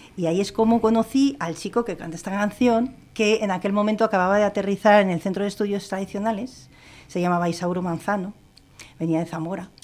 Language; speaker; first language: Spanish; non-native, fluent; French